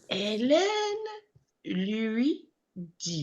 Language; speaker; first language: French; non-native, fluent; English